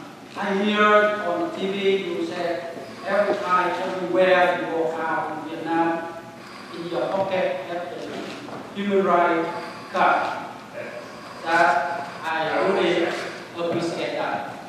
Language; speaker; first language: English; non-native, learner; Vietnamese